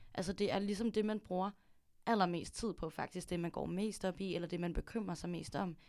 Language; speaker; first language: Danish; early bilingual, other home language; Filipino